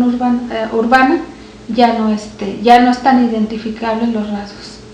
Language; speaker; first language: Spanish; native; Spanish